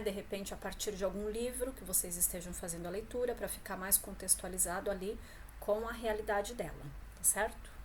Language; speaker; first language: Portuguese; native; Portuguese